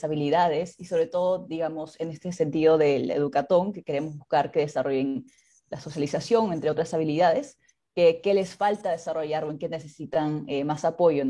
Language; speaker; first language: Spanish; native; Spanish